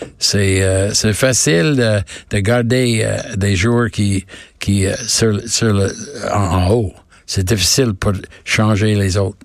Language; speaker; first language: French; non-native, learner; English